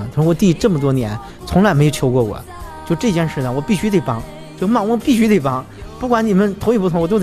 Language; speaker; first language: Chinese; native; Chinese